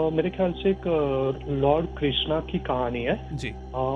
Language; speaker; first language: Hindi; non-native, local second language; Gujarati